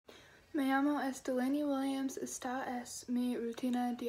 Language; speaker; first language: Spanish; non-native, learner; English